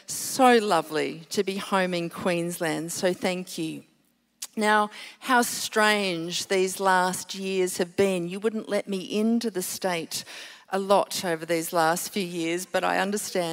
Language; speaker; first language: English; native; English